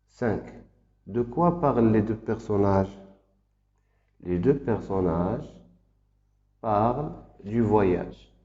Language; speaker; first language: French; non-native, local second language; Arabic